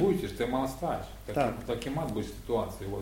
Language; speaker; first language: Polish; non-native, learner; Ukrainian